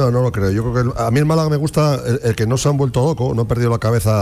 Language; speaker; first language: Spanish; native; Spanish